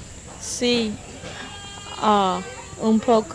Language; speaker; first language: Spanish; non-native, learner; English